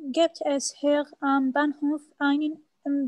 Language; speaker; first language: German; non-native, learner; Arabic